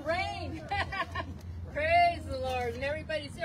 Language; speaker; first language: English; native; English